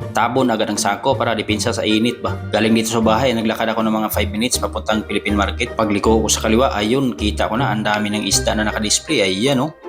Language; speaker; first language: Filipino; non-native, local second language; Cebuano